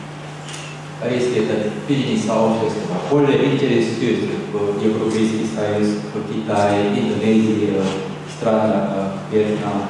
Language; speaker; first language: Russian; non-native, learner; Korean